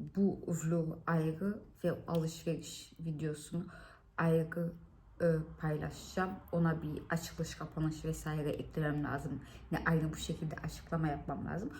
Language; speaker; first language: Turkish; early bilingual, heritage; Turkish